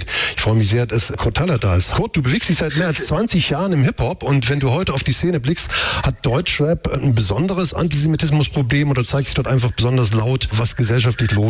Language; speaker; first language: German; native; German